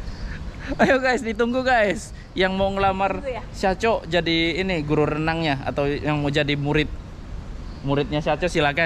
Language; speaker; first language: Indonesian; native; Indonesian